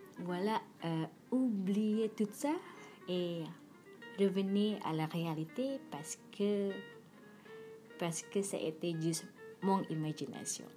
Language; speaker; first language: French; non-native, learner; Indonesian